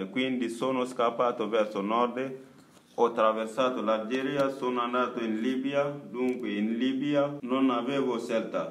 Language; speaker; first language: Italian; non-native, learner; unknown